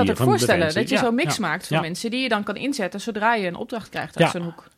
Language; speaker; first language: Dutch; native; Dutch